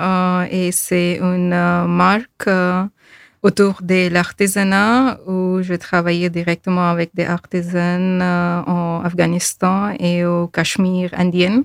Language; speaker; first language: French; non-native, fluent; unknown